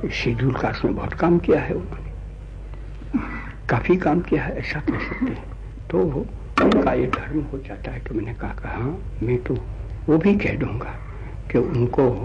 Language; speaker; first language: Hindi; non-native, local second language; Gujarati